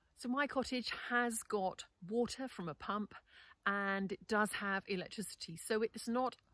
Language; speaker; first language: English; native; English